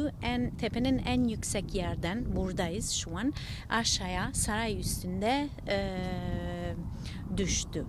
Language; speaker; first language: Turkish; non-native, learner; Italian